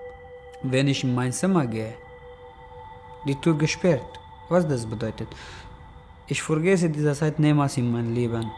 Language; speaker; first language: German; non-native, learner; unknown